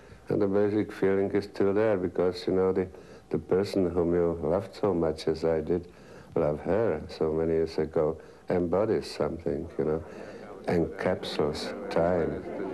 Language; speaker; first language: English; non-native, fluent; Czech